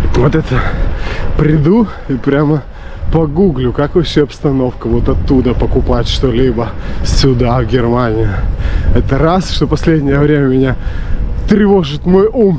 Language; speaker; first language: Russian; native; Russian